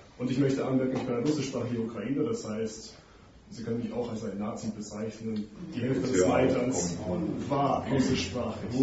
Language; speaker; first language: German; non-native, fluent; Russian